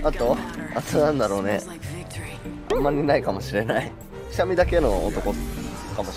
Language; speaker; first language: Japanese; native; Japanese